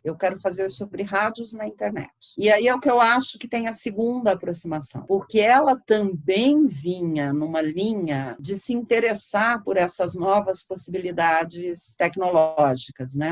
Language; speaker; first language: Portuguese; native; Portuguese